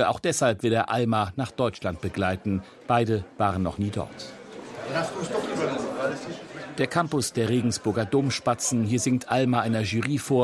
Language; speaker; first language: German; native; German